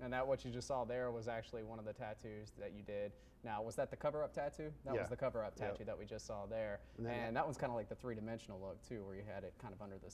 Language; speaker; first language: English; native; English